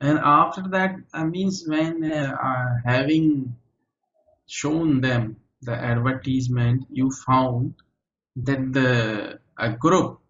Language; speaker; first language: English; non-native, local second language; Hindi